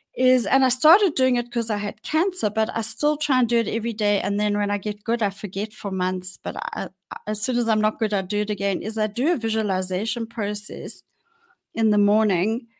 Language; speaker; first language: English; native; English